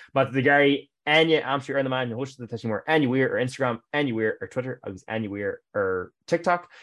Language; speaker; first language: Irish; native; Irish